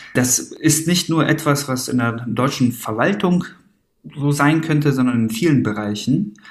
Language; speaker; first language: German; early bilingual, other home language; Persian